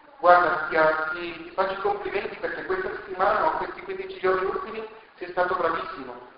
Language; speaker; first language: Italian; non-native, fluent; Spanish